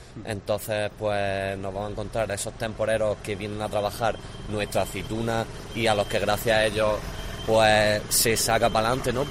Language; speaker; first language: Spanish; native; Spanish